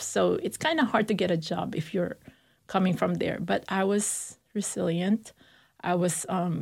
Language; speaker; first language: English; non-native, local second language; Filipino